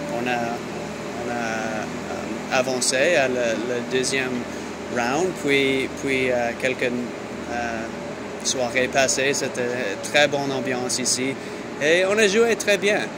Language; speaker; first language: French; non-native, learner; English